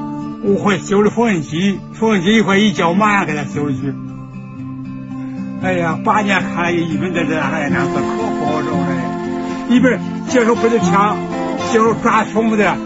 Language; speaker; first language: Chinese; native; Chinese